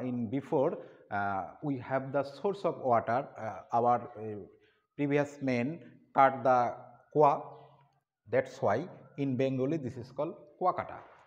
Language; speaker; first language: English; non-native, local second language; Bangla